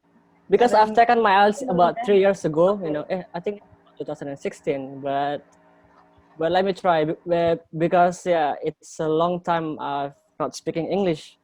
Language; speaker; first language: English; non-native, fluent; Indonesian